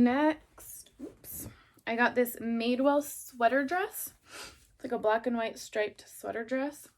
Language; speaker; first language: English; native; English